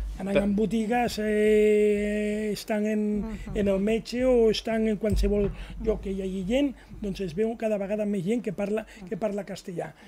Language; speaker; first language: Catalan; native; Catalan